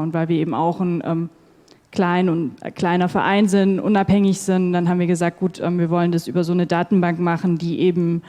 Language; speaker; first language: German; native; German